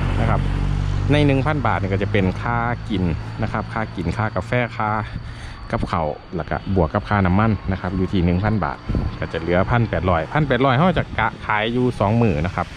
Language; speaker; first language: Thai; non-native, local second language; Lao